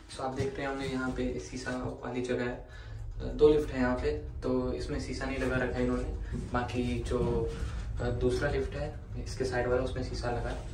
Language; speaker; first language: Hindi; native; Hindi